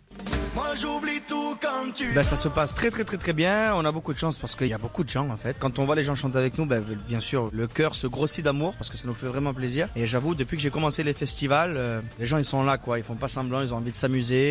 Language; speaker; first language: French; native; French